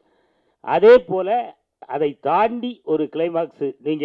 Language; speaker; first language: Tamil; native; Tamil